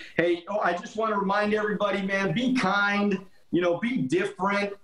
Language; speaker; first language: English; native; English